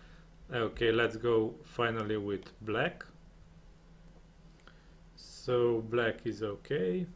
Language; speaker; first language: English; non-native, fluent; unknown